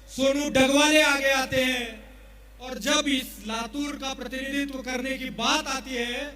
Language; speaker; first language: Hindi; non-native, local second language; Marathi